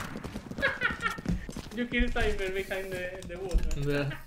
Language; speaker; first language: English; non-native, learner; Spanish